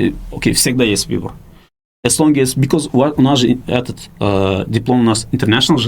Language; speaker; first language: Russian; non-native, local second language; Uzbek